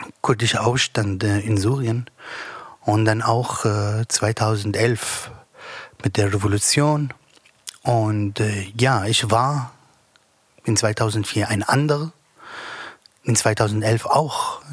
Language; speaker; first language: German; non-native, learner; Arabic